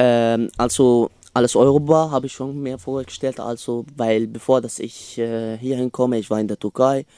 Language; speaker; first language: German; non-native, learner; Arabic